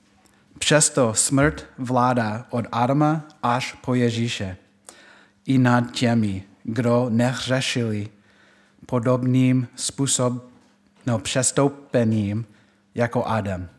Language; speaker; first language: Czech; non-native, fluent; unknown